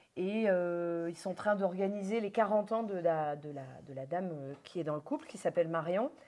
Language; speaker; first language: French; native; French